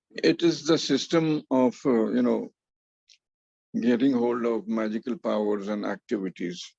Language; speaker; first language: English; non-native, fluent; Hindi